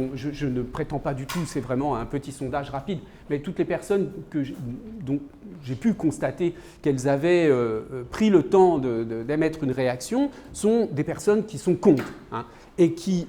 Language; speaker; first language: French; native; French